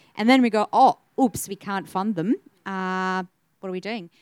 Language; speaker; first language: English; native; English